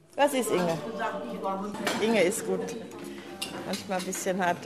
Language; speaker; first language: German; native; German